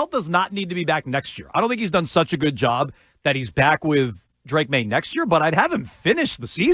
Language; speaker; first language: English; native; English